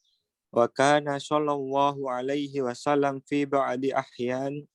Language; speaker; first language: Arabic; non-native, learner; Indonesian